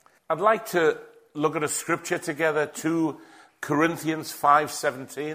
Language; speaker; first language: English; native; English